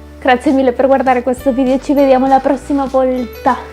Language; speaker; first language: Italian; non-native, learner; Spanish